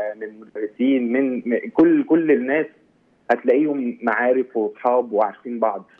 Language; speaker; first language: Arabic; native; Arabic